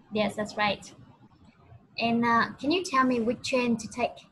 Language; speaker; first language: English; non-native, fluent; Vietnamese